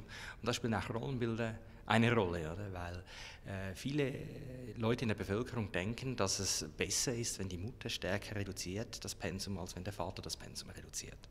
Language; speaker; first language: German; native; German